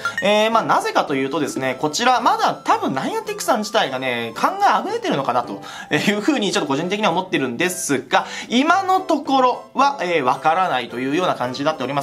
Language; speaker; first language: Japanese; native; Japanese